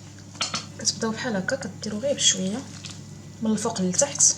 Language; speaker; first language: Arabic; native; Arabic